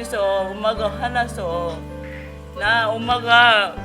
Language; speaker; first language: Korean; non-native, learner; Filipino